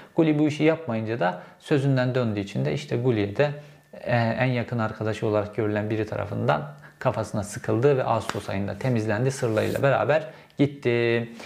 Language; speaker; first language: Turkish; native; Turkish